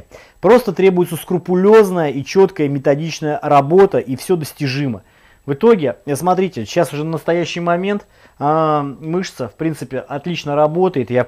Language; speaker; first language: Russian; native; Russian